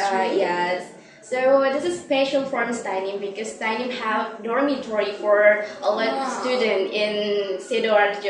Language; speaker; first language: English; non-native, learner; Indonesian